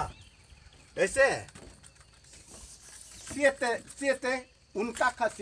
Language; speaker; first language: Spanish; non-native, learner; Korean